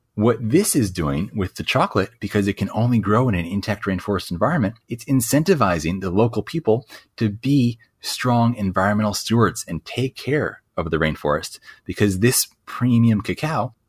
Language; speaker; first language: English; native; English